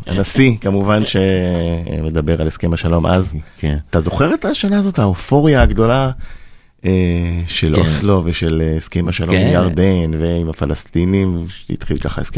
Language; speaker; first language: Hebrew; native; Hebrew